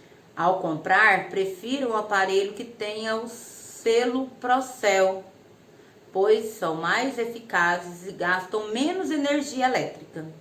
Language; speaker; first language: Portuguese; native; Portuguese